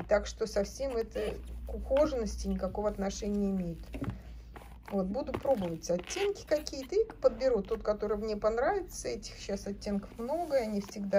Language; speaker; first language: Russian; native; Russian